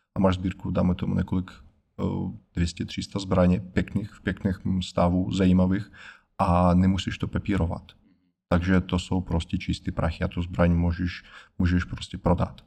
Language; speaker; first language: Czech; non-native, fluent; Russian